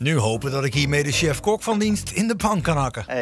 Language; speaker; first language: Dutch; native; Dutch